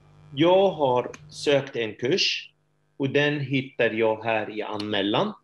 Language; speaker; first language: Swedish; non-native, fluent; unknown